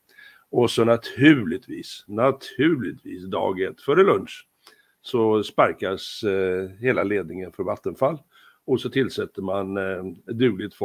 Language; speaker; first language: Swedish; native; Swedish